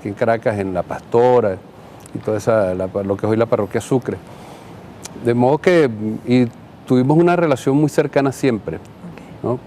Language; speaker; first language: Spanish; native; Spanish